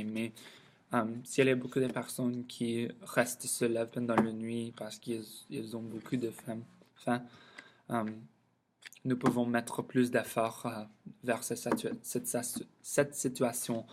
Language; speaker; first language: French; non-native, learner; English